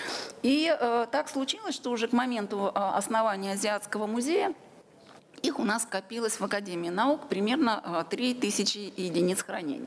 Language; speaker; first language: Russian; native; Russian